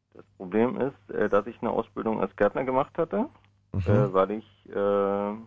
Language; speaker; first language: German; native; German